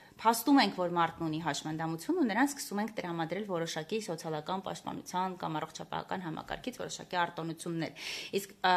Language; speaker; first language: Armenian; native; Armenian